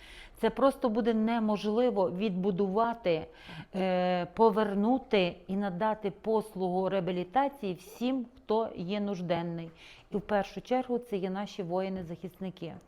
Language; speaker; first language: Ukrainian; native; Ukrainian